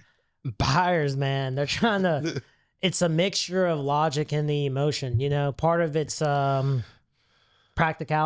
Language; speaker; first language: English; native; English